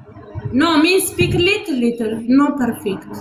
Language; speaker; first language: English; non-native, learner; Amharic